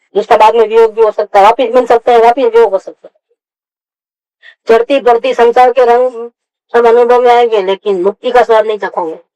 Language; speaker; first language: Hindi; non-native, local second language; Gujarati